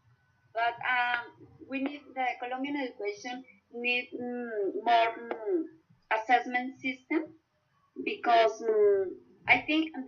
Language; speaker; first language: English; non-native, learner; Spanish